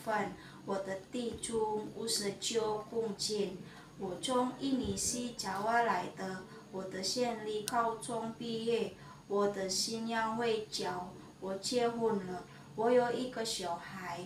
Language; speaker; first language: Chinese; non-native, learner; Indonesian